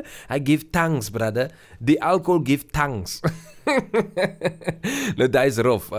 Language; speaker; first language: English; non-native, local second language; Afrikaans